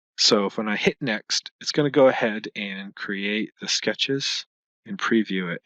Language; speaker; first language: English; native; English